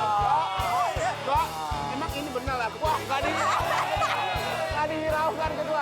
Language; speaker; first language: Indonesian; non-native, fluent; Japanese